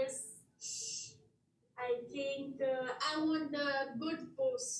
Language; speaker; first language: English; non-native, learner; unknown